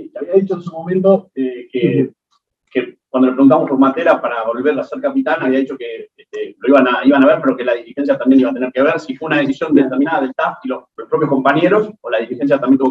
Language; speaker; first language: Spanish; native; Spanish